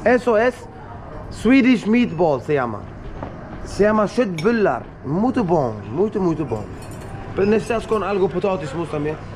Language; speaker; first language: Spanish; non-native, learner; Swedish